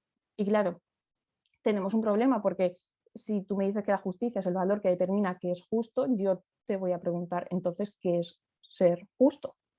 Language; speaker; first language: Spanish; native; Spanish